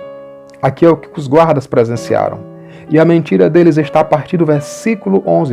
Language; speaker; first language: Portuguese; native; Portuguese